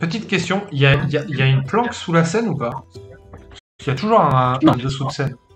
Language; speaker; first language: French; native; French